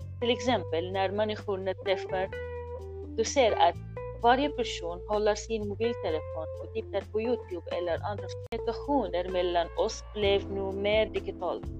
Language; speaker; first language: Swedish; non-native, learner; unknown